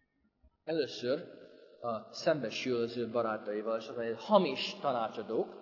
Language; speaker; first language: Hungarian; non-native, fluent; English